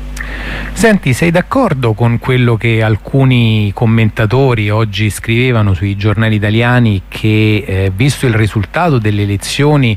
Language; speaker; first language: Italian; native; Italian